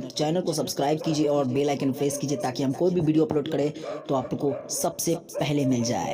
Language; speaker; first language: Hindi; non-native, local second language; Bhojpuri